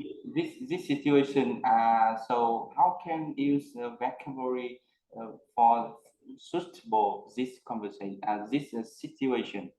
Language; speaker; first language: English; non-native, learner; Vietnamese